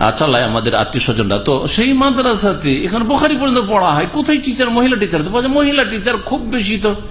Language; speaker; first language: Bangla; native; Bangla